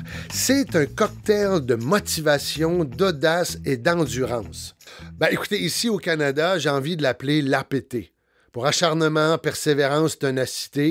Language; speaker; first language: French; native; French